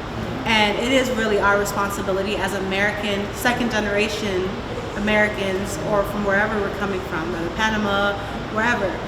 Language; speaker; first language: English; early bilingual, other home language; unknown